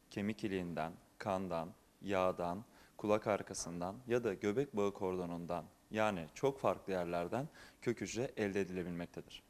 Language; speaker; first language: Turkish; native; Turkish